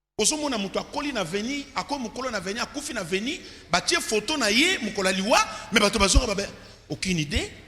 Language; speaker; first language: Lingala; native; Lingala